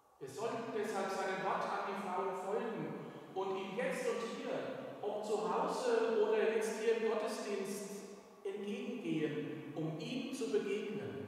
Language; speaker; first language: German; native; German